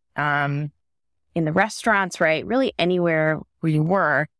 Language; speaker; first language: English; native; English